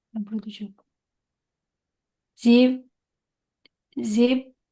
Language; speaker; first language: German; non-native, learner; Indonesian